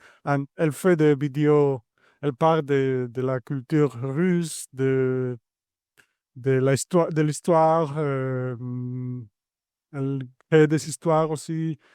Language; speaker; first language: French; non-native, fluent; Spanish